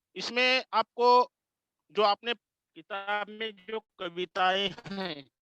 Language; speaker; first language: Hindi; non-native, local second language; Marathi